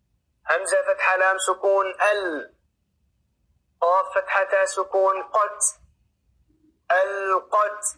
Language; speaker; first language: Arabic; non-native, fluent; Oromo